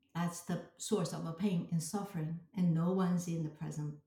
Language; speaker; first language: English; non-native, fluent; Chinese